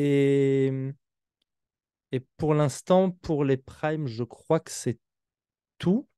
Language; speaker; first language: French; native; French